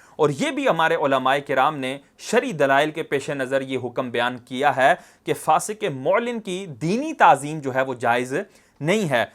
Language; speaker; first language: Urdu; non-native, local second language; Punjabi